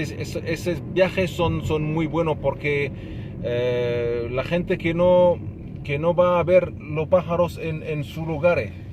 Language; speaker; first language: Spanish; non-native, fluent; Arabic